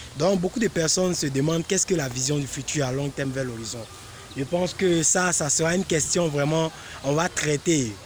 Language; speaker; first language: French; non-native, local second language; Lingala